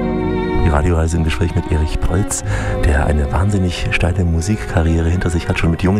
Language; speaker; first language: German; native; German